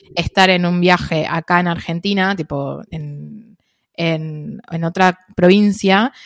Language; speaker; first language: Spanish; native; Spanish